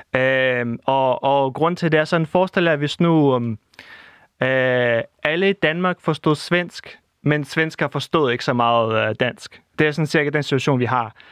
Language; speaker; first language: Danish; non-native, fluent; Russian